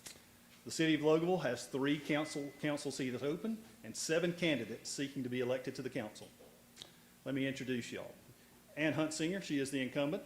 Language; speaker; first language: English; native; English